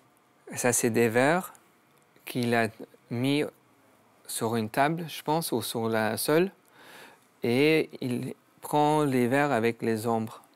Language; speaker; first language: French; non-native, learner; English